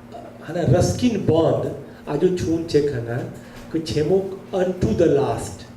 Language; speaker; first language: Korean; non-native, learner; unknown